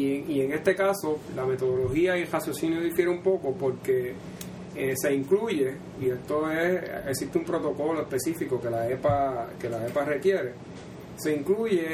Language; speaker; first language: Spanish; native; Spanish